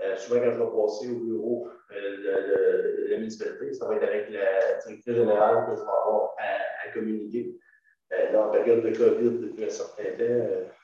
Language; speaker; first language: French; native; French